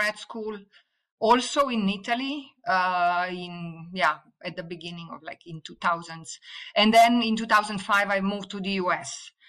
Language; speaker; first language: English; non-native, fluent; Slovenian